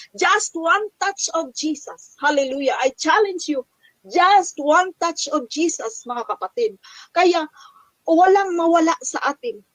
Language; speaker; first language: Filipino; non-native, local second language; Cebuano